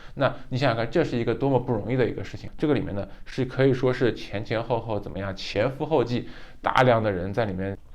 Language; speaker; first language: Chinese; native; Chinese